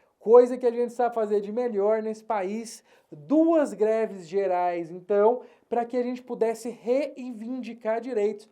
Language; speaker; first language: Portuguese; native; Portuguese